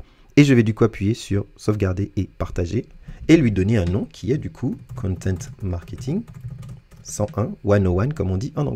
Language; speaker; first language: French; native; French